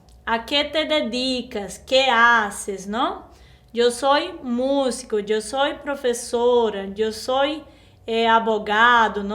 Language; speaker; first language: Spanish; non-native, fluent; Portuguese